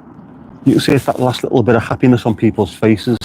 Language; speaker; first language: English; native; English